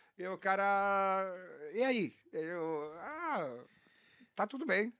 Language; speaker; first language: Portuguese; non-native, fluent; Italian